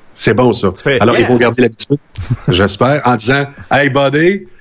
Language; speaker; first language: French; native; French